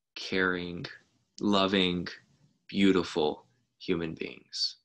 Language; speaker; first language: English; native; English